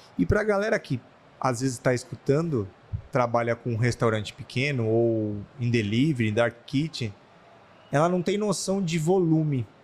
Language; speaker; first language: Portuguese; native; Portuguese